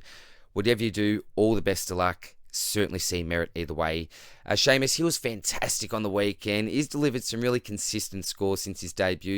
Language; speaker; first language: English; native; English